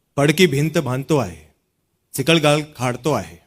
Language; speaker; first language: Marathi; non-native, local second language; Hindi